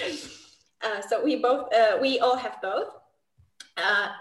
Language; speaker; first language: English; non-native, fluent; Romanian